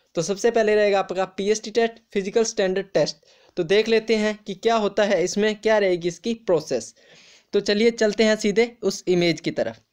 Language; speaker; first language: Hindi; native; Hindi